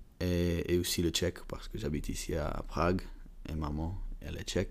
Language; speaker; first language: French; non-native, learner; Dutch